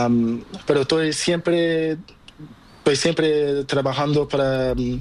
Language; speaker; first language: Spanish; non-native, learner; Portuguese